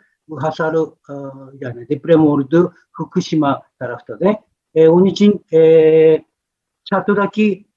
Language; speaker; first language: Turkish; non-native, fluent; Japanese